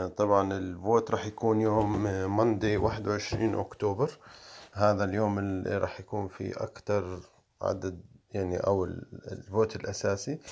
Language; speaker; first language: Arabic; native; Arabic